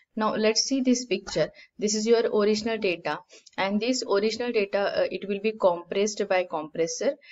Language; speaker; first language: English; non-native, local second language; Marathi